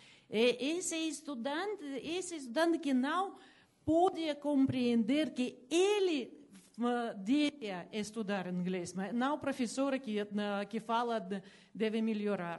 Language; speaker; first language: Portuguese; non-native, learner; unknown